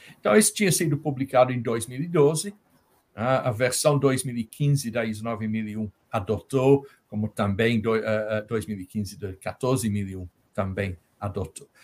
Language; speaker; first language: Portuguese; non-native, fluent; English